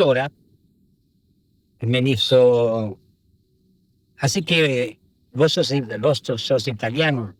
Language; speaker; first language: Spanish; early bilingual, other home language; Italian